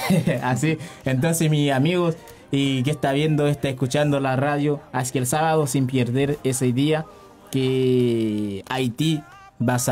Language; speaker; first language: Spanish; non-native, learner; Haitian Creole